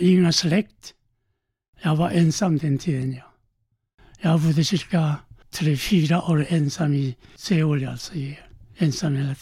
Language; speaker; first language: Swedish; non-native, learner; Korean